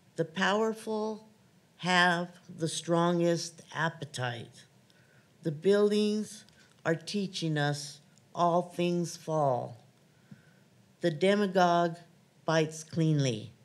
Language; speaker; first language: English; native; English